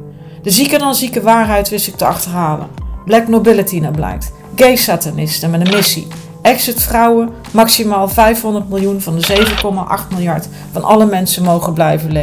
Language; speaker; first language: Dutch; native; Dutch